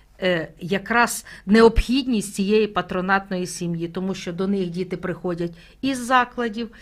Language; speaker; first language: Ukrainian; native; Ukrainian